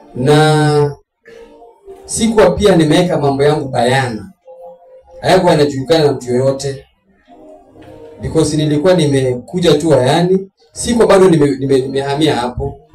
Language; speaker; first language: Swahili; non-native, local second language; Luo (Kenya and Tanzania)